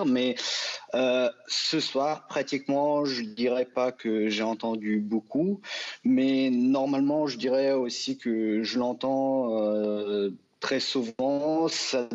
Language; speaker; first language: French; non-native, fluent; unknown